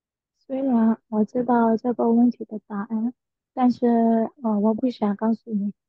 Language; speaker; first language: Chinese; non-native, learner; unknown